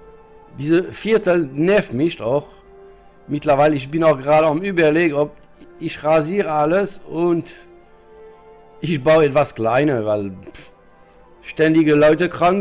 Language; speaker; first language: German; non-native, learner; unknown